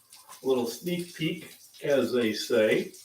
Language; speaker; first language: English; native; English